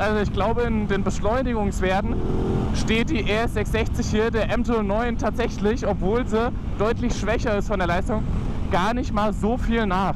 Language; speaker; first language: German; native; German